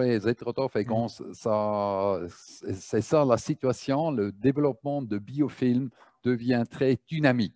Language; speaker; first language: French; non-native, fluent; German